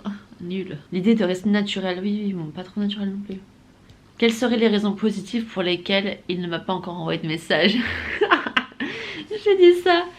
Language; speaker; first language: French; native; French